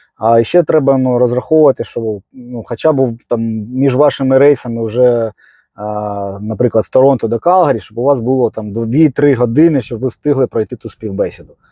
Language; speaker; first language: Ukrainian; non-native, local second language; Russian